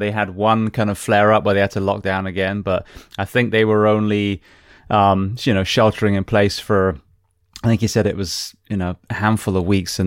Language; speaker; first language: English; native; English